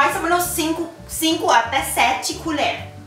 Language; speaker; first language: Portuguese; non-native, learner; Thai